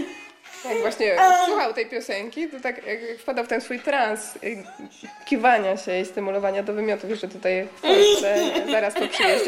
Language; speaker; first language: Polish; native; Polish